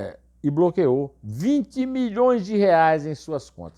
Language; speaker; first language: Portuguese; native; Portuguese